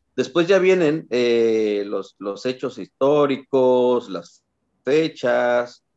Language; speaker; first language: Spanish; native; Spanish